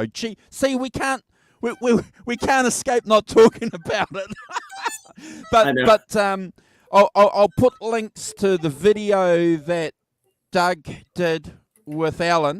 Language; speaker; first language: English; native; English